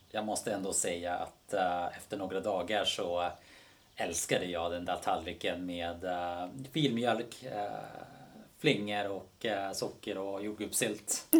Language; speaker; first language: Swedish; early bilingual, other home language; Bosnian